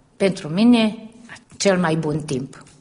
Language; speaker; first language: Romanian; early bilingual, heritage; Romanian